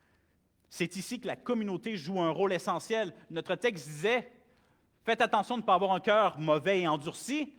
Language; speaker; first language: French; native; French